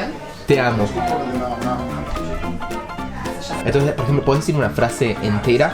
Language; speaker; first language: Spanish; native; Spanish